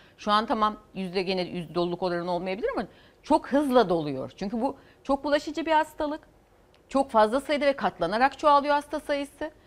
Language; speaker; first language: Turkish; native; Turkish